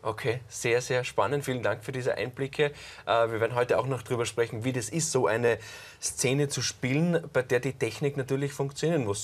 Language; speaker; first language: German; native; German